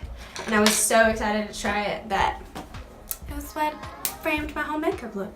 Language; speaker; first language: English; native; English